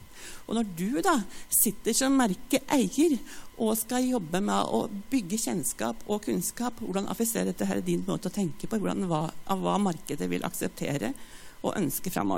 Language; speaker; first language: Norwegian; native; Norwegian